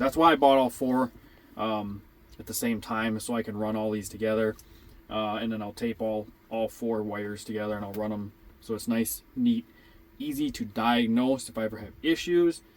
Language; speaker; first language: English; native; English